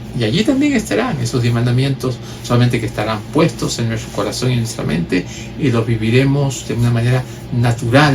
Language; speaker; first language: Spanish; native; Spanish